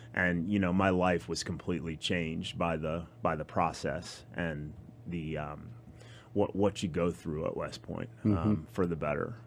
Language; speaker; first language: English; native; English